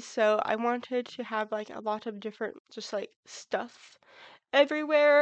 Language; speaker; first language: English; native; English